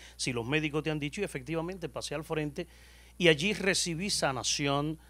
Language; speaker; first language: Spanish; native; Spanish